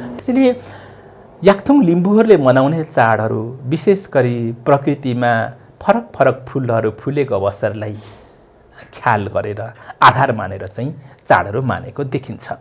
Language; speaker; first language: Nepali; non-native, local second language; Limbu